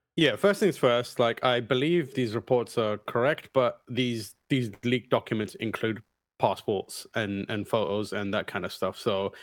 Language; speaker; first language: English; native; English